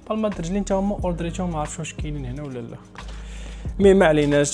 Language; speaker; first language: Arabic; native; Arabic